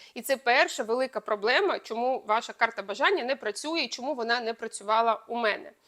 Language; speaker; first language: Ukrainian; non-native, local second language; Russian